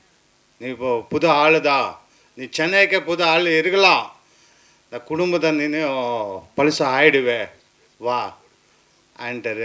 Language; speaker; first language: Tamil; non-native, local second language; Kannada